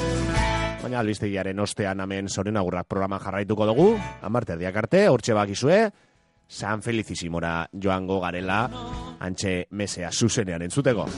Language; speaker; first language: Basque; native; Basque